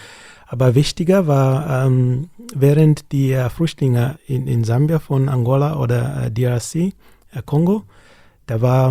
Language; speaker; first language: German; non-native, learner; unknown